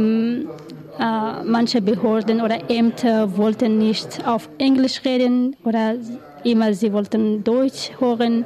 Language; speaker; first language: German; non-native, learner; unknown